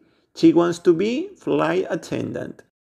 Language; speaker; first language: English; non-native, fluent; Spanish